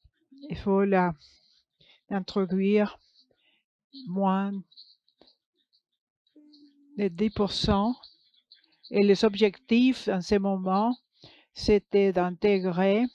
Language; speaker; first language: French; non-native, learner; English